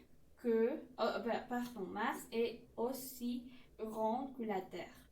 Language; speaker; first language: French; non-native, learner; Spanish